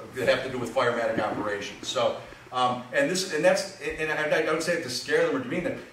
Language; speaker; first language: English; native; English